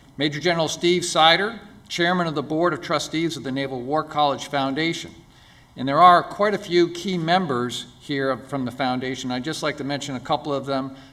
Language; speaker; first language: English; native; English